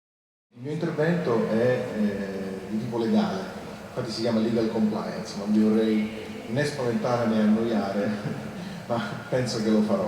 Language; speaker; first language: Italian; native; Italian